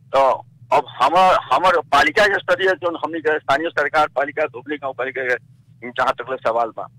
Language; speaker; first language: Bhojpuri; native; Bhojpuri